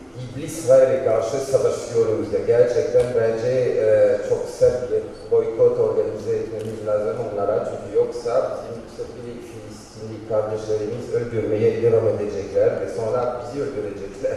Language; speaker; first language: Turkish; non-native, fluent; French